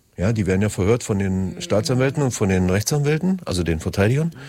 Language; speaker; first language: German; native; German